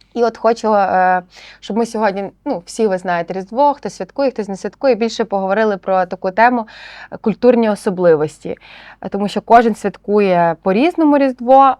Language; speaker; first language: Ukrainian; native; Ukrainian